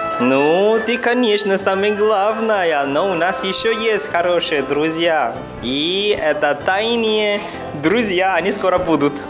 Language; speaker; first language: Russian; non-native, fluent; Chinese